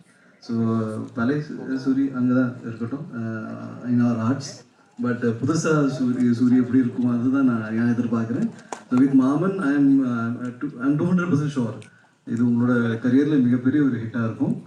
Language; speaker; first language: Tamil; non-native, fluent; Malayalam